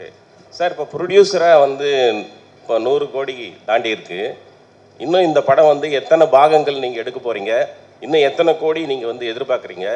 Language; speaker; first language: Tamil; native; Tamil